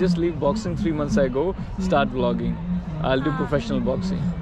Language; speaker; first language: English; non-native, learner; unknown